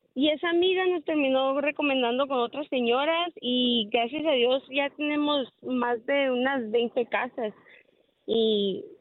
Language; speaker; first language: Spanish; early bilingual, heritage; Spanish